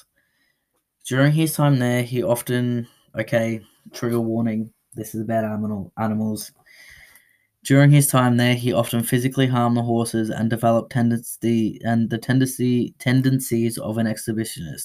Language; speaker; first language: English; native; English